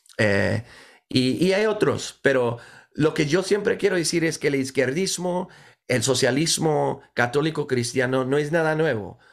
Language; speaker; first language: Spanish; early bilingual, heritage; Spanish